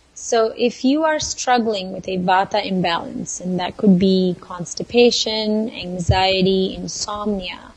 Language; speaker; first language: English; non-native, local second language; Kannada